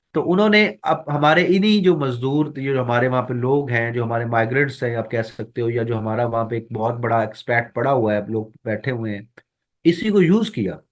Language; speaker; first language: Urdu; non-native, local second language; Punjabi